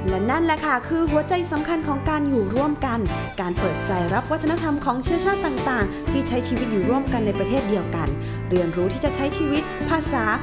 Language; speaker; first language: Thai; native; Thai